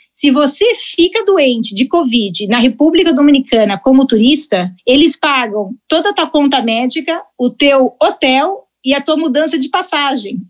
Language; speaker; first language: Portuguese; early bilingual, heritage; Portuguese